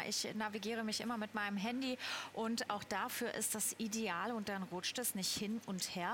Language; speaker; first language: German; native; German